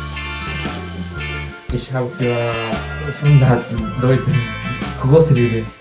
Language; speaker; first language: German; non-native, learner; Japanese